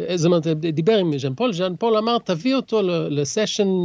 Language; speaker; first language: Hebrew; early bilingual, other home language; English